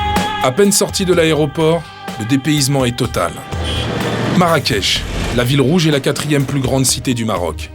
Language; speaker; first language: French; native; French